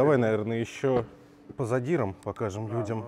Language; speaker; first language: Russian; native; Russian